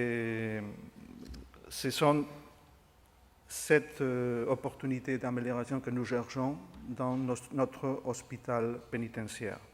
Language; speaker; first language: French; non-native, fluent; Spanish